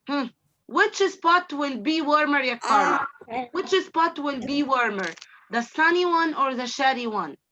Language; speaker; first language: English; non-native, fluent; Arabic